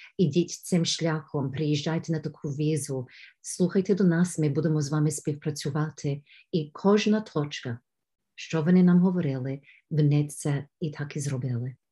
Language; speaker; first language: Ukrainian; early bilingual, heritage; Ukrainian